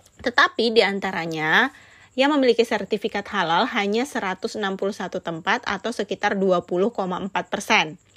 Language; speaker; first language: Indonesian; native; Indonesian